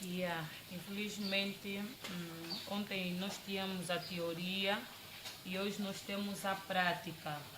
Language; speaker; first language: Portuguese; non-native, fluent; Lingala